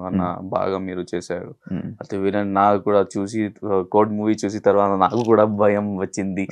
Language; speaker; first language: Telugu; non-native, local second language; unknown